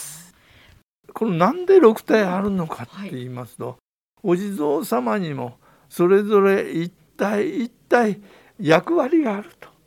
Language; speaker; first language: Japanese; native; Japanese